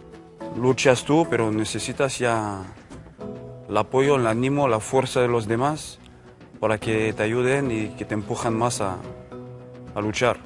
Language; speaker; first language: Spanish; non-native, fluent; French